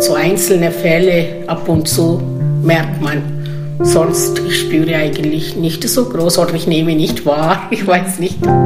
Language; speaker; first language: German; non-native, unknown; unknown